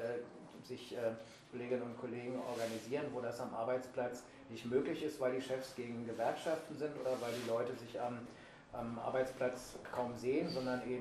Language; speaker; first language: German; native; German